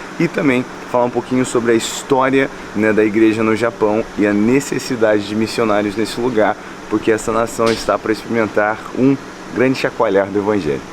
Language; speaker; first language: Portuguese; native; Portuguese